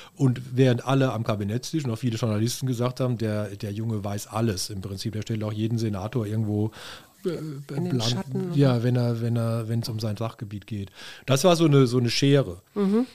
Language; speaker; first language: German; native; German